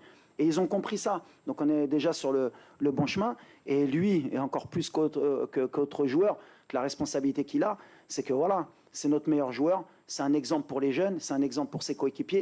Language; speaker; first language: French; native; French